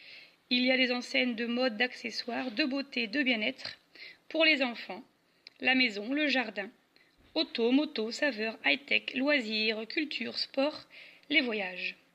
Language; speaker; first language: French; native; French